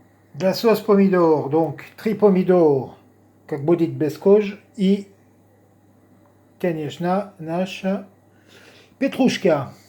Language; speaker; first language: Russian; non-native, learner; French